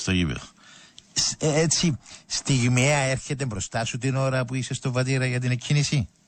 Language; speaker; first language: Greek; native; Greek